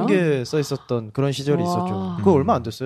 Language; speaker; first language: Korean; native; Korean